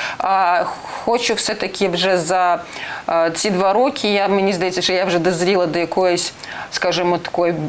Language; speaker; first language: Ukrainian; non-native, local second language; Russian